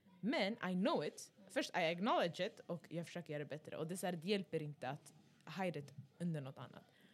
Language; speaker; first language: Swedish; early bilingual, other home language; Arabic